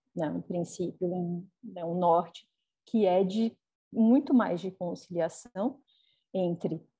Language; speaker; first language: Portuguese; native; Portuguese